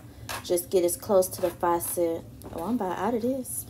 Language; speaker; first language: English; native; English